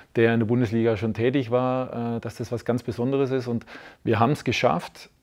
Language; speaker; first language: German; native; German